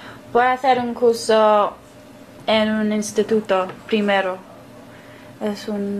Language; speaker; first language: Spanish; non-native, learner; English